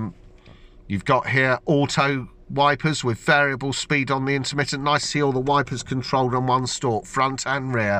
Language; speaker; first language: English; native; English